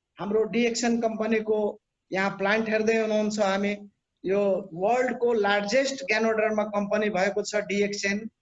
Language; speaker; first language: Nepali; non-native, local second language; Bhojpuri